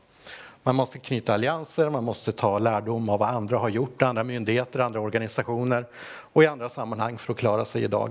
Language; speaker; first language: Swedish; native; Swedish